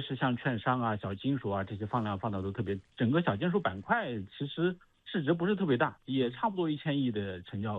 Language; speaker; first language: Chinese; native; Chinese